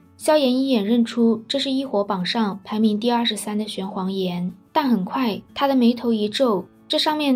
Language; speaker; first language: Chinese; native; Chinese